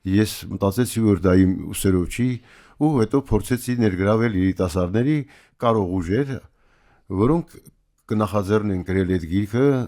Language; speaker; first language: Armenian; native; Armenian